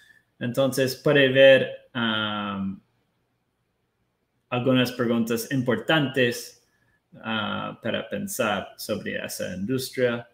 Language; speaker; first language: Spanish; non-native, fluent; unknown